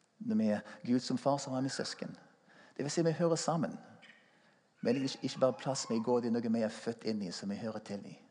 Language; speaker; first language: Norwegian; non-native, fluent; English